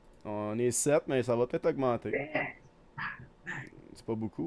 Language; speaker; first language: French; native; French